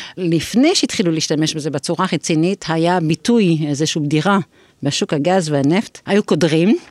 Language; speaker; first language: Hebrew; non-native, fluent; English